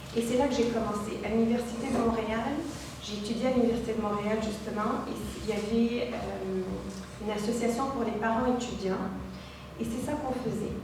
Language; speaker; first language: French; non-native, local second language; Arabic